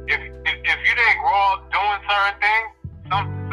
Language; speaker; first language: English; native; English